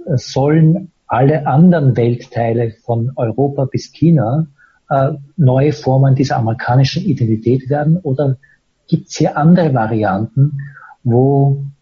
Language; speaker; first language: German; native; German